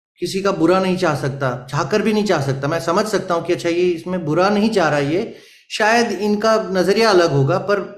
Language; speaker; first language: Hindi; native; Hindi